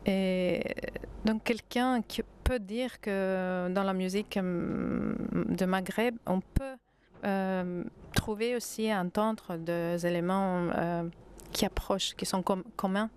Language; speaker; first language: French; non-native, fluent; Greek